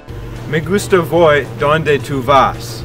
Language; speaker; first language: Spanish; non-native, learner; English